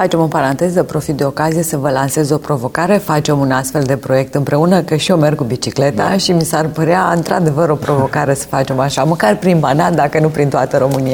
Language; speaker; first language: Romanian; native; Romanian